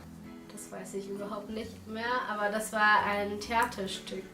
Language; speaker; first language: German; non-native, fluent; French